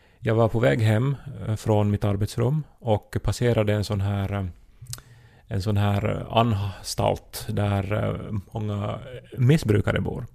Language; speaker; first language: Swedish; native; Swedish